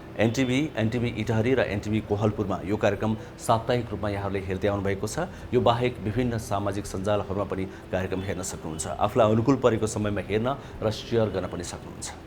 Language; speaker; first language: Nepali; native; Nepali